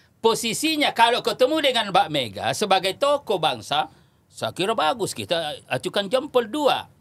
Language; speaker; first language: Indonesian; non-native, local second language; Buginese